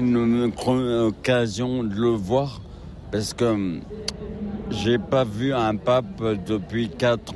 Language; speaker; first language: French; native; French